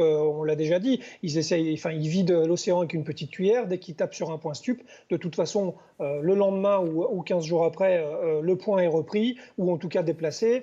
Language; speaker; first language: French; native; French